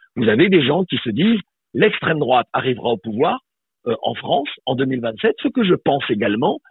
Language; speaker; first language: French; native; French